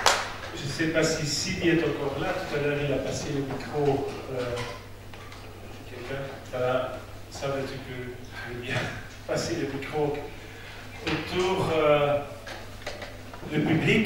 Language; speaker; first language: French; non-native, local second language; Dutch